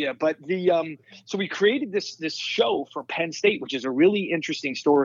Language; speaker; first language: English; native; English